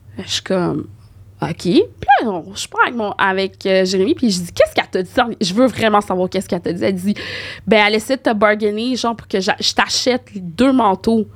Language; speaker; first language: French; native; French